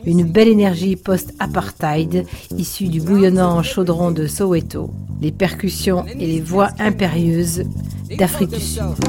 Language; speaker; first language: French; native; French